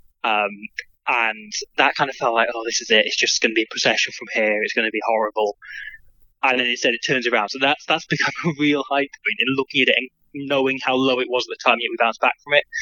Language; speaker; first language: English; native; English